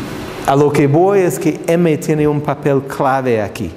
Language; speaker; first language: Spanish; non-native, fluent; English